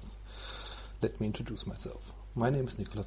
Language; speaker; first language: English; non-native, fluent; German